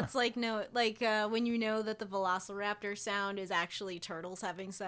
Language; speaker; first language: English; native; English